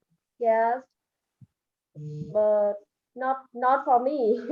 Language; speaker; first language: English; non-native, learner; Vietnamese